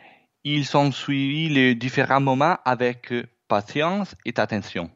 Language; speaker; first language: French; non-native, fluent; Italian